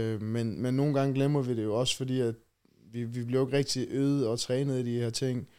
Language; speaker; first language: Danish; early bilingual, other home language; Chechen